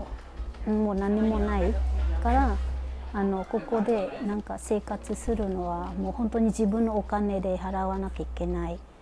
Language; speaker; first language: Japanese; non-native, fluent; Vietnamese